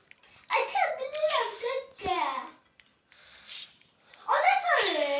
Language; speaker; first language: Turkish; non-native, learner; Azerbaijani